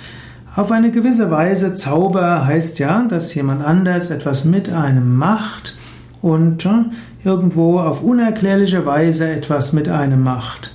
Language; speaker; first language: German; native; German